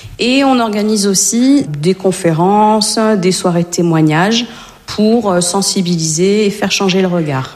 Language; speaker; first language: French; native; French